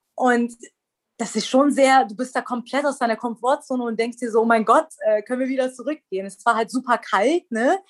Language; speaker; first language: German; early bilingual, other home language; Persian